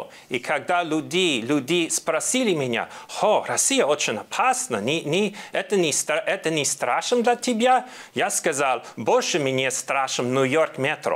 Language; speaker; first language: Russian; non-native, learner; English